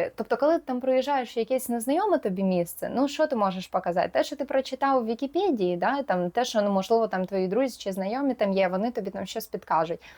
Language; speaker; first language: Ukrainian; non-native, local second language; Russian